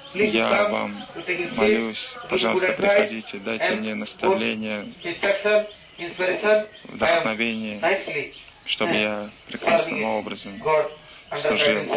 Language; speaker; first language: Russian; non-native, learner; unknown